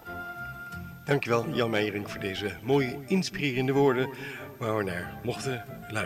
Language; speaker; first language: Dutch; native; Dutch